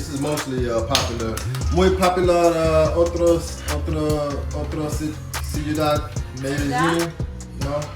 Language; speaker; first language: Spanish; non-native, learner; English